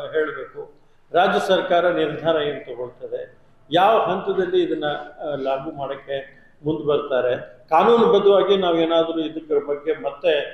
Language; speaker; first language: Kannada; non-native, local second language; Lambadi